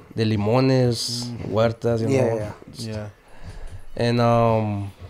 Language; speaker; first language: English; native; English